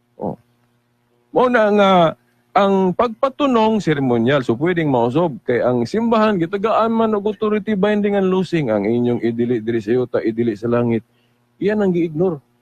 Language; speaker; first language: Cebuano; native; Cebuano